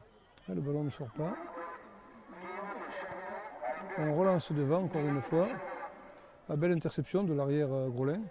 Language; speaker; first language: French; native; French